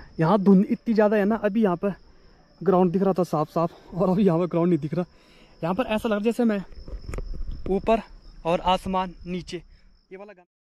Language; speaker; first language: Hindi; native; Hindi